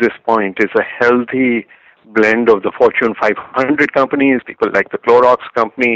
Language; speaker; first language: English; non-native, local second language; Hindi